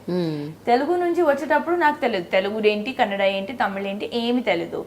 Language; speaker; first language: Telugu; non-native, fluent; Hindi